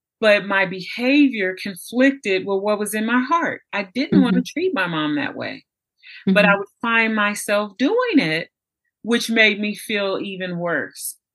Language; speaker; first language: English; native; English